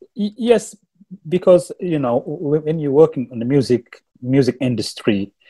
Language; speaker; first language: English; non-native, learner; Wolof